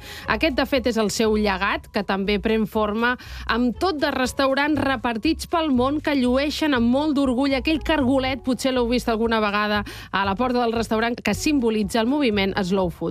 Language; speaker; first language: Catalan; native; Catalan